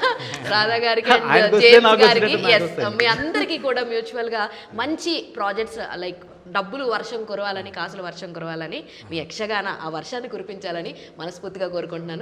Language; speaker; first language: Telugu; native; Telugu